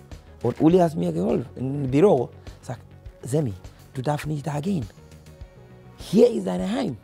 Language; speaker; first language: German; non-native, fluent; Akan